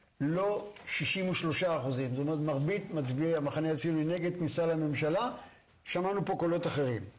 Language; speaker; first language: Hebrew; native; Hebrew